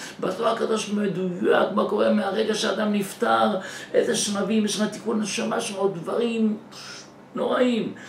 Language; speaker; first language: Hebrew; native; Hebrew